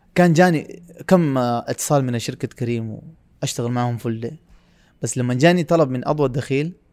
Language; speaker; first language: Arabic; non-native, fluent; Urdu